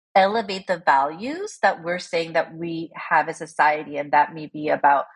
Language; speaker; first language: English; early bilingual, other home language; Korean